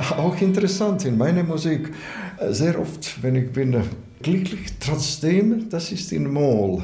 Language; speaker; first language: German; non-native, learner; Latvian